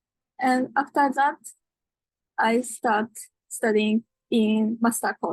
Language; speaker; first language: English; non-native, learner; Japanese